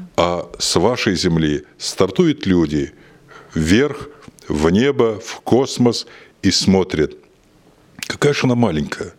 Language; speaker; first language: Russian; native; Russian